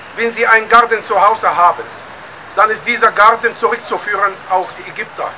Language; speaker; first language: German; non-native, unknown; Arabic